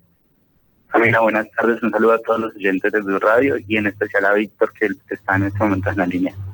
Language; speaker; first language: Spanish; native; Spanish